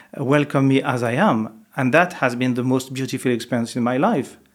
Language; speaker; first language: English; non-native, fluent; French